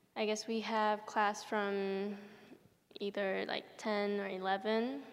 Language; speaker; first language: English; early bilingual, other home language; Japanese